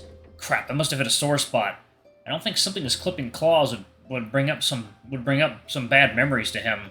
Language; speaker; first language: English; native; English